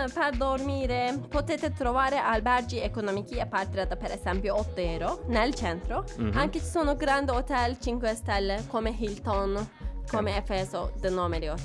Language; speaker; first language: Italian; non-native, learner; Turkish